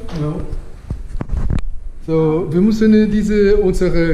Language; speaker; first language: German; non-native, learner; Portuguese